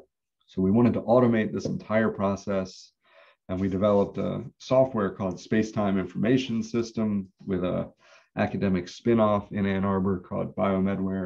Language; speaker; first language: English; native; English